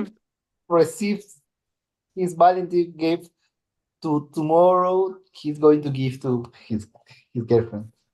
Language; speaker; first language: English; non-native, learner; Spanish